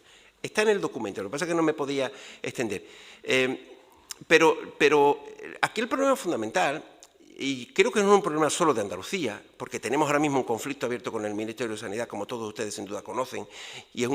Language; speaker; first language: Spanish; native; Spanish